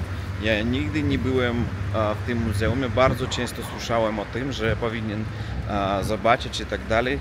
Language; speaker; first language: Polish; non-native, learner; Russian